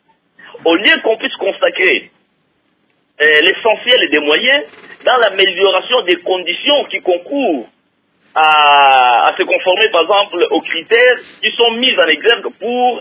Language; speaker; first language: French; non-native, local second language; Lingala